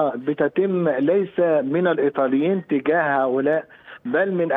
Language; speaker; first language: Arabic; native; Arabic